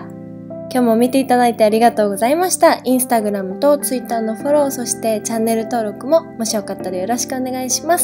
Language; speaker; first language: Japanese; native; Japanese